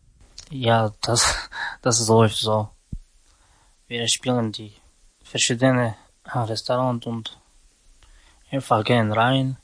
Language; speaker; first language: German; non-native, learner; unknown